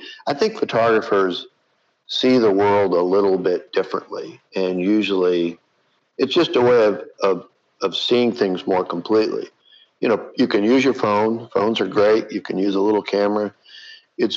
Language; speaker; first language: English; native; English